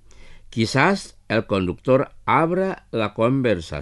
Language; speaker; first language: Spanish; non-native, fluent; Indonesian